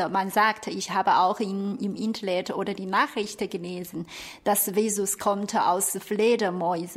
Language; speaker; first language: German; non-native, fluent; Chinese